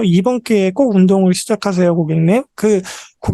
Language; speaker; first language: Korean; native; Korean